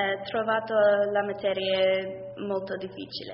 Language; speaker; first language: Italian; non-native, learner; English